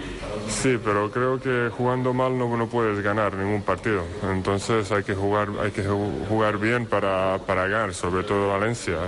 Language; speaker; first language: Spanish; non-native, fluent; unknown